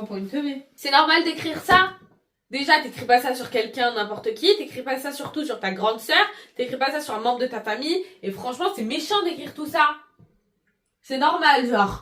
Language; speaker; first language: French; native; French